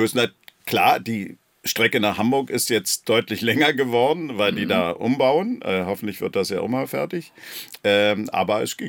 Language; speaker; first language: German; native; German